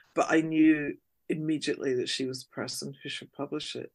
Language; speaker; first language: English; native; English